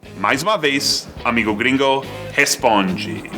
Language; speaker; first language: Portuguese; non-native, fluent; English